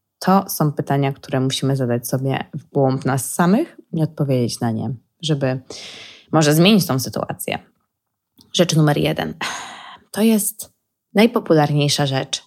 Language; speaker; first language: Polish; early bilingual, heritage; Polish